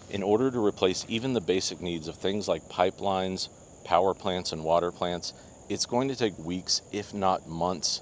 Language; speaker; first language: English; native; English